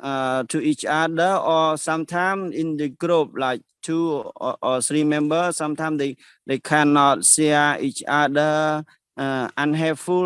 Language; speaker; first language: English; non-native, learner; Khmer